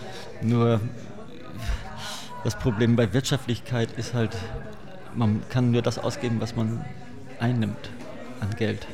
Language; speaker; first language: German; native; German